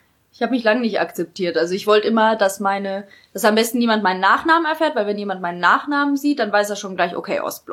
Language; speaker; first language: German; early bilingual, other home language; Polish